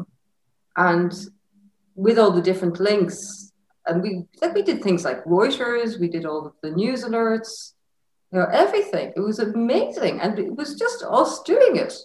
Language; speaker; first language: English; native; English